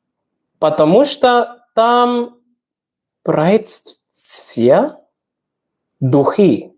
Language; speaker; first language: Russian; non-native, learner; English